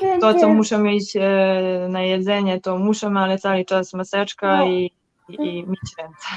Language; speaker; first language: Polish; non-native, learner; Serbian